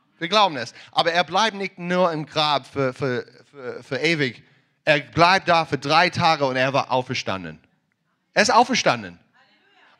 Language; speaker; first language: German; non-native, fluent; English